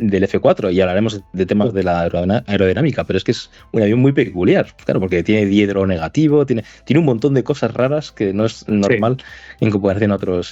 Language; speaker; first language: Spanish; native; Spanish